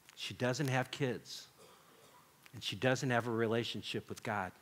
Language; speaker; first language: English; native; English